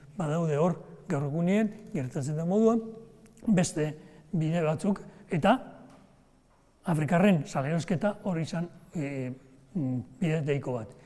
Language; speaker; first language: Basque; native; Basque